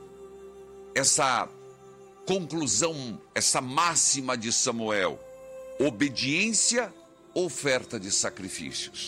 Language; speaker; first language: Portuguese; native; Portuguese